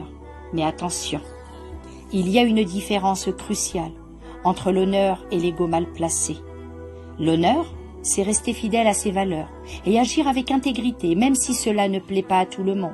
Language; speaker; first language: French; native; French